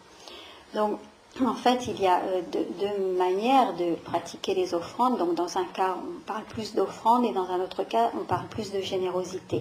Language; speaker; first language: French; native; French